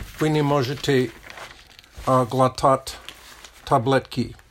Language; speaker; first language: Russian; non-native, learner; English